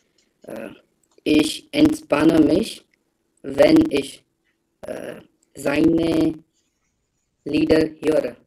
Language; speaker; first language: German; non-native, learner; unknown